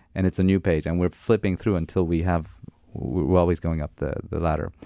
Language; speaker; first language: English; non-native, fluent; Armenian